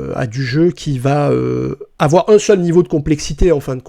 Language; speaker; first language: French; native; French